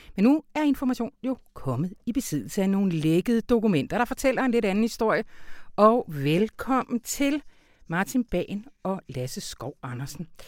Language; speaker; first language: Danish; native; Danish